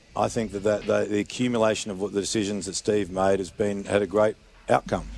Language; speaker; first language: English; native; English